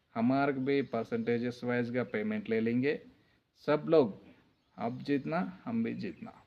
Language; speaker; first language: Hindi; non-native, local second language; Telugu